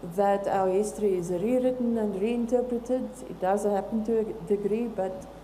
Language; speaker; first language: English; non-native, local second language; Afrikaans